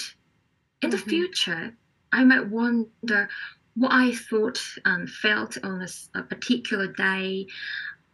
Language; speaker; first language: English; non-native, fluent; Korean